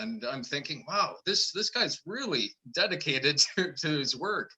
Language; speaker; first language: English; native; English